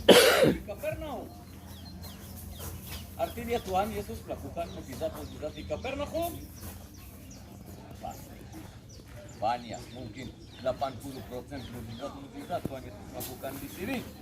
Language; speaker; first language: Indonesian; non-native, fluent; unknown